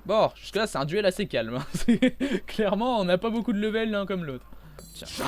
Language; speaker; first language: French; native; French